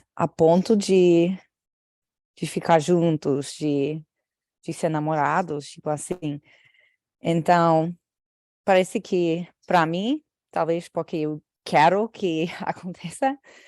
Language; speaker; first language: Portuguese; non-native, fluent; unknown